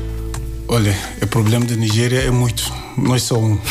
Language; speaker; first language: Portuguese; non-native, learner; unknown